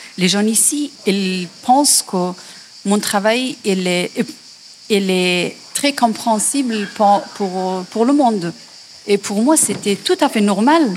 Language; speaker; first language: French; non-native, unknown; Persian